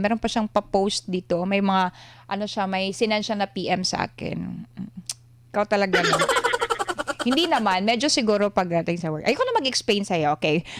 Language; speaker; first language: Filipino; non-native, local second language; Cebuano